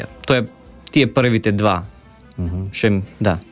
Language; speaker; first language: Macedonian; early bilingual, heritage; Macedonian